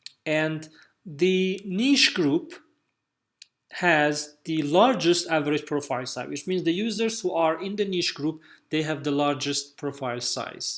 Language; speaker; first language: English; non-native, fluent; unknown